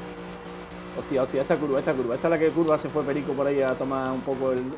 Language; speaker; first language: Spanish; native; Spanish